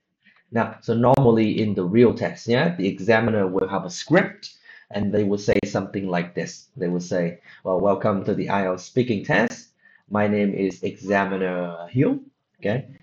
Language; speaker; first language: English; non-native, fluent; Vietnamese